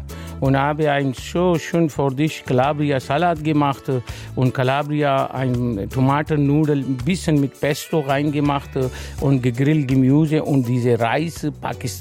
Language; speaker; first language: German; non-native, learner; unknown